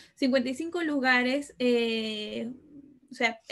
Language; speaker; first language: Spanish; early bilingual, other home language; Italian